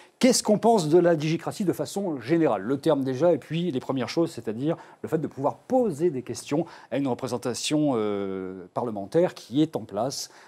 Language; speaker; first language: French; native; French